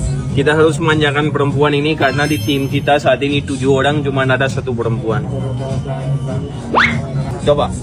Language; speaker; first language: Indonesian; non-native, fluent; Urdu